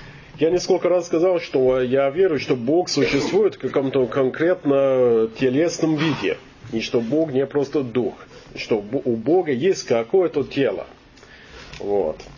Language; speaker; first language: Russian; non-native, learner; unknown